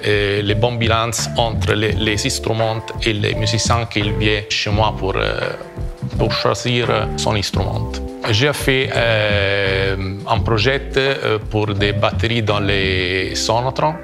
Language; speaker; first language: French; non-native, fluent; Italian